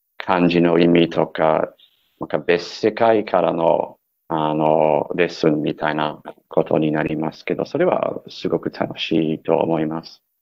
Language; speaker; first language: Japanese; non-native, fluent; English